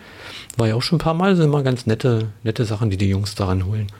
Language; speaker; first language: German; native; German